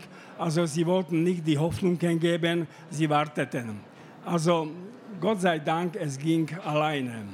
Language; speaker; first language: German; non-native, fluent; Slovak